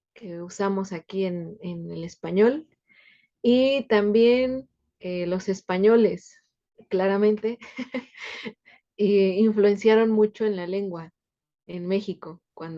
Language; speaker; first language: Spanish; native; Spanish